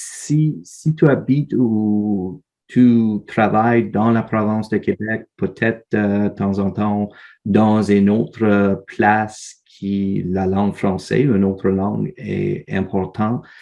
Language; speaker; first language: French; non-native, learner; English